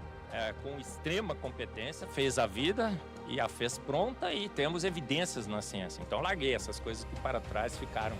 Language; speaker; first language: Portuguese; native; Portuguese